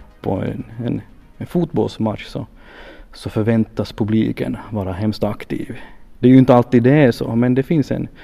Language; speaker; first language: Swedish; native; Swedish